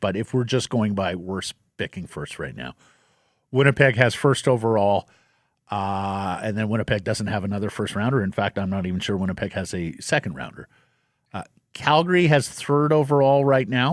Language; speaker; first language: English; native; English